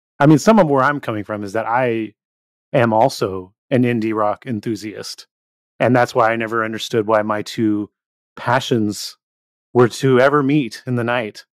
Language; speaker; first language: English; native; English